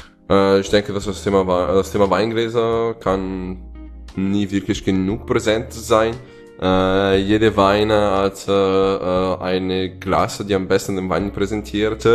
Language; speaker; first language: German; non-native, fluent; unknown